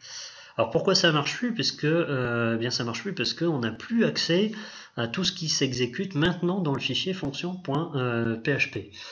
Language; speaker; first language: French; native; French